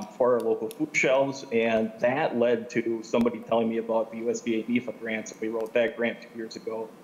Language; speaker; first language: English; native; English